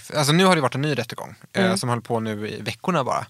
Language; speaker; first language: Swedish; native; Swedish